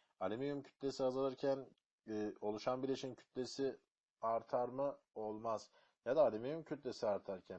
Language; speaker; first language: Turkish; native; Turkish